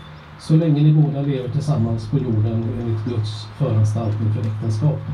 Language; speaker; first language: Swedish; native; Swedish